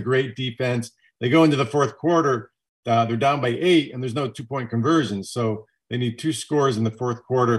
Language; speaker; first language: English; native; English